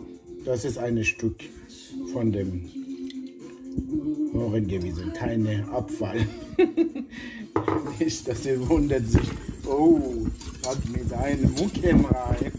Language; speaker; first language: German; non-native, learner; Persian